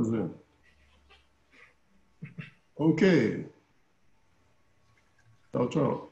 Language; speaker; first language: Portuguese; non-native, fluent; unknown